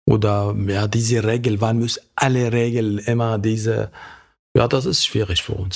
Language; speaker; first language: German; non-native, fluent; Arabic